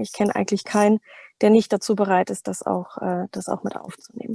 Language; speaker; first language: German; native; German